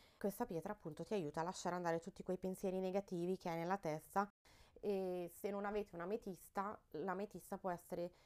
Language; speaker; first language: Italian; early bilingual, heritage; Italian